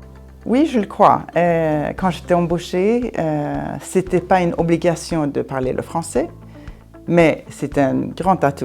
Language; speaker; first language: French; non-native, fluent; Swedish